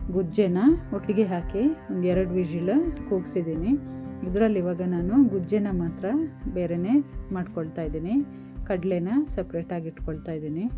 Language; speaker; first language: Kannada; non-native, local second language; Tulu